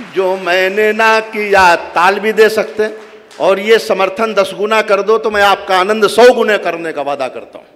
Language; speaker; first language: Hindi; native; Hindi